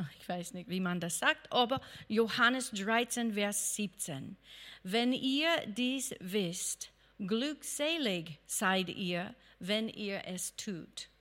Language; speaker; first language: German; non-native, fluent; English